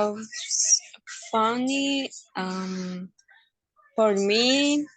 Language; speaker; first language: English; non-native, learner; Spanish